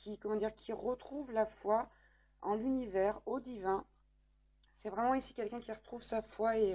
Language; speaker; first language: French; native; French